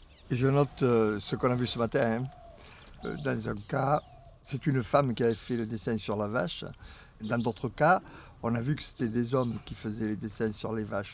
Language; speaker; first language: French; native; French